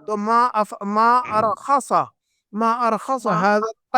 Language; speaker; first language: Arabic; non-native, fluent; Urdu